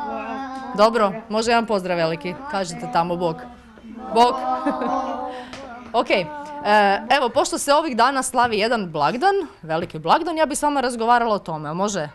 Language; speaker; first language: Croatian; native; Croatian